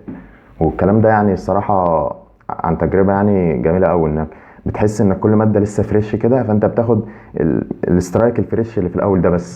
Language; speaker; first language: Arabic; native; Arabic